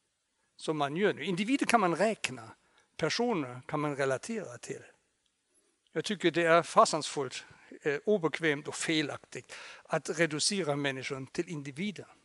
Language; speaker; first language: Swedish; non-native, fluent; German